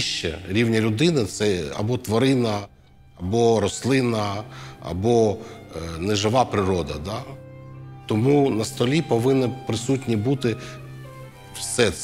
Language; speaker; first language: Ukrainian; non-native, local second language; Russian